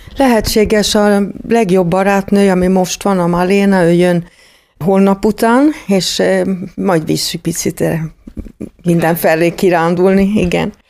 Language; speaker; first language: Hungarian; early bilingual, heritage; Hungarian